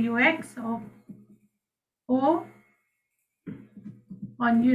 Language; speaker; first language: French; non-native, fluent; Sinhala